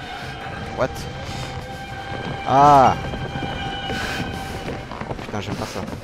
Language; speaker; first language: French; native; French